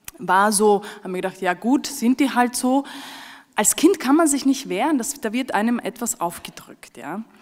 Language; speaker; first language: German; early bilingual, other home language; Romany